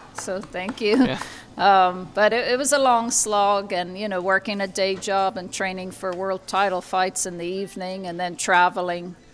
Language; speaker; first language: English; native; English